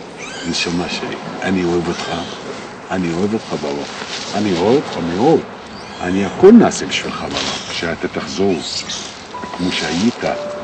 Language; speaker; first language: Hebrew; non-native, local second language; Arabic